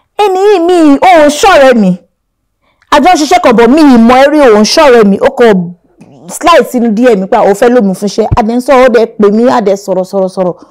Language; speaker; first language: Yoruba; non-native, local second language; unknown